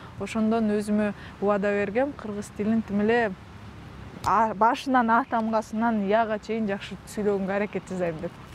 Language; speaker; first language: Kyrgyz; non-native, local second language; Russian